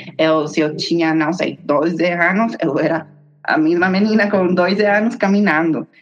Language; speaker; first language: Portuguese; non-native, fluent; Spanish